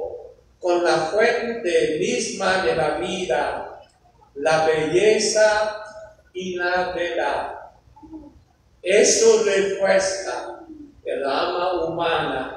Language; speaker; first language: Spanish; non-native, fluent; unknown